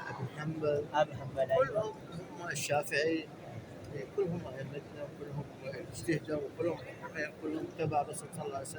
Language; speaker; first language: Arabic; native; Arabic